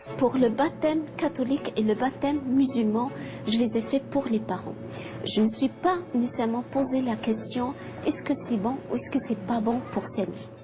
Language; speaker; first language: French; non-native, local second language; Arabic